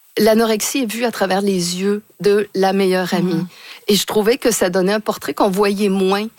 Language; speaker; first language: French; native; French